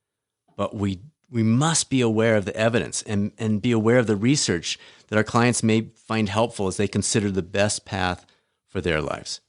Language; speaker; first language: English; native; English